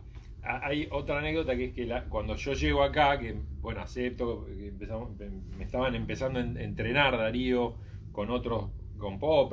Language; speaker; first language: Spanish; native; Spanish